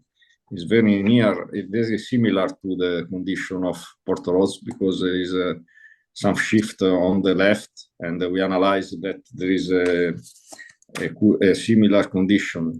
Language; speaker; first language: English; non-native, learner; Italian